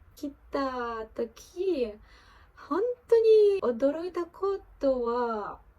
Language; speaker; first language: Japanese; non-native, learner; Ukrainian